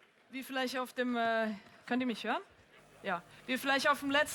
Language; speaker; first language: German; native; German